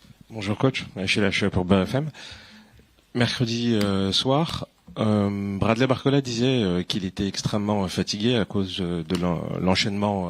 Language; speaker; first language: French; native; French